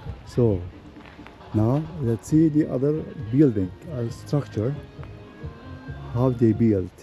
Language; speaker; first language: English; non-native, learner; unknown